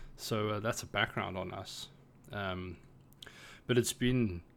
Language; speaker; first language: English; native; English